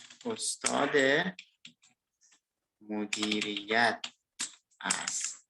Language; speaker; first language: Persian; non-native, fluent; Indonesian